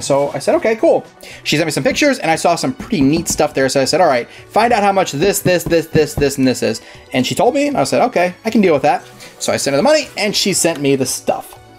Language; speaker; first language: English; native; English